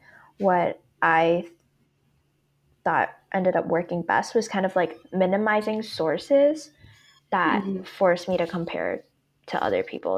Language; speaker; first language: English; non-native, local second language; Cantonese